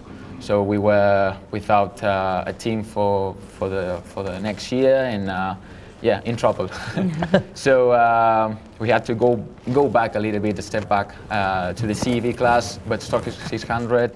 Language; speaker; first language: English; non-native, fluent; Spanish